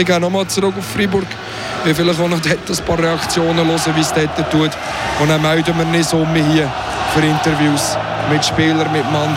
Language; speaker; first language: German; native; German